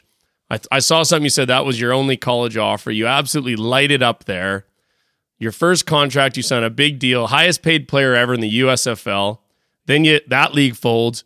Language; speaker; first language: English; native; English